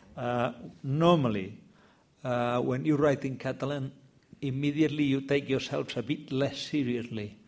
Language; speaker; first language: English; non-native, fluent; Spanish